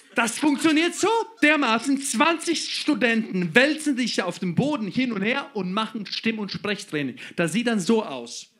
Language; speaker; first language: German; non-native, fluent; Croatian